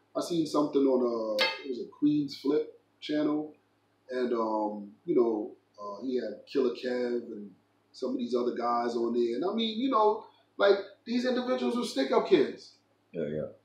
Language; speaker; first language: English; native; English